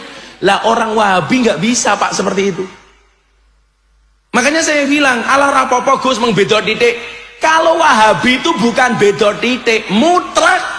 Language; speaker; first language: Indonesian; non-native, local second language; Javanese